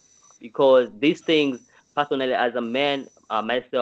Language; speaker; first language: English; non-native, local second language; Swahili